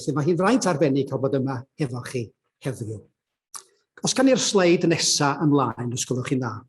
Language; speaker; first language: Welsh; native; Welsh